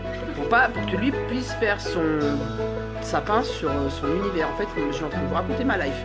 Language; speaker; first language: French; native; French